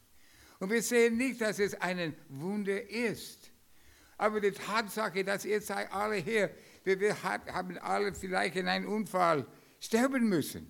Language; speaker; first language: German; non-native, fluent; English